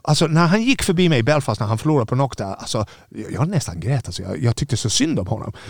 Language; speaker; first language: Swedish; non-native, fluent; English